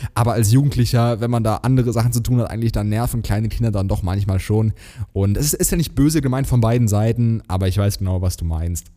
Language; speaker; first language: German; native; German